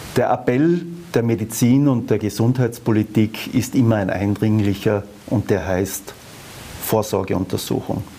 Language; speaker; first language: German; native; German